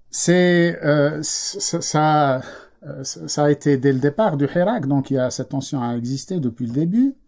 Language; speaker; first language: French; non-native, local second language; Arabic